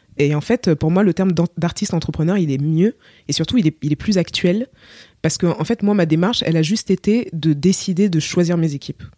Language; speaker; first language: French; native; French